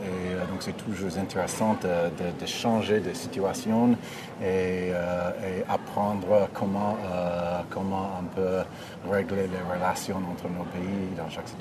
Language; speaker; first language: French; non-native, fluent; English